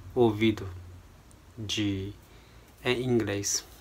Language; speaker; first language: Portuguese; non-native, fluent; Japanese